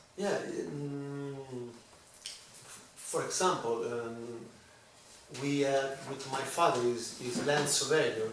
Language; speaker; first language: English; non-native, learner; Italian